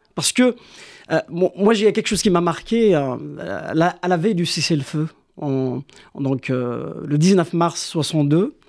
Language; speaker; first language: French; non-native, local second language; Kabyle